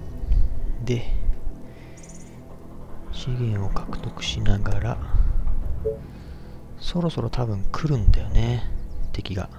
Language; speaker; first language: Japanese; native; Japanese